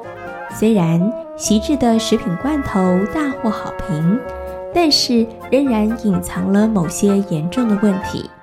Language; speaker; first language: Chinese; native; Chinese